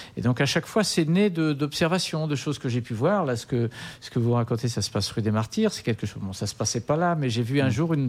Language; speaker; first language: French; native; French